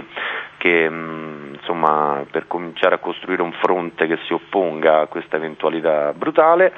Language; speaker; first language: Italian; native; Italian